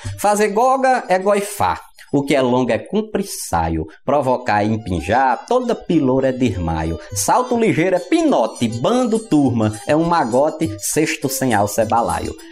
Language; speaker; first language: Portuguese; native; Portuguese